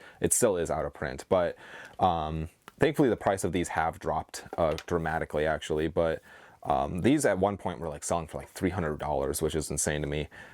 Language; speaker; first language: English; native; English